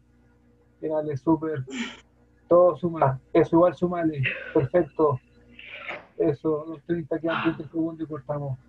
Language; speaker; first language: Spanish; native; Spanish